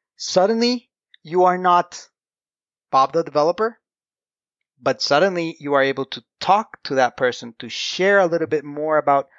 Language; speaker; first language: English; non-native, fluent; Spanish